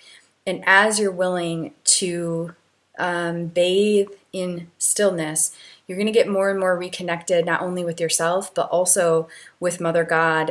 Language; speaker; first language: English; native; English